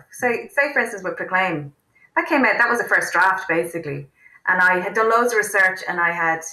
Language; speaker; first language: English; native; English